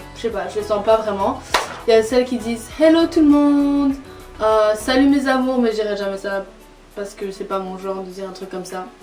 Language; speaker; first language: French; native; French